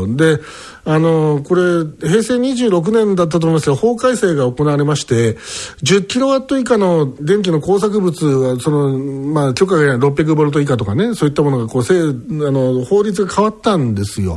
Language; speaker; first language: Japanese; native; Japanese